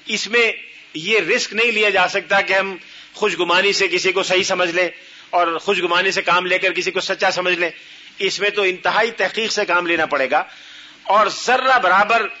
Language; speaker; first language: Urdu; native; Urdu